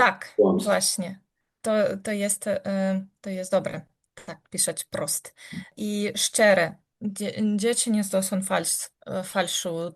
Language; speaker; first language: Polish; non-native, learner; Ukrainian